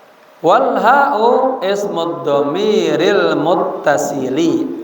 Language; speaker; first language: Arabic; non-native, fluent; Indonesian